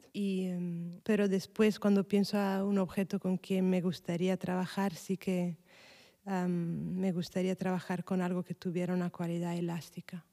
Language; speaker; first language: Spanish; non-native, fluent; Italian